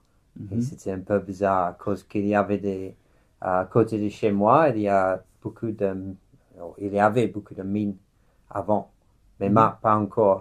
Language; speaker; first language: French; non-native, fluent; English